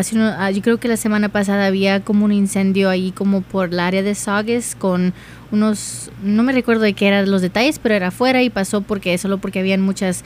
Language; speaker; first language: Spanish; early bilingual, heritage; Spanish